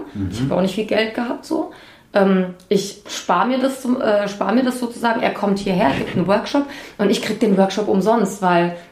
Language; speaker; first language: German; native; German